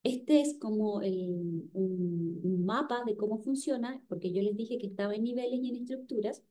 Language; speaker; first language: Spanish; native; Spanish